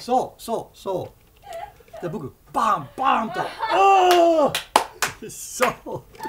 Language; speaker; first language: Japanese; non-native, fluent; English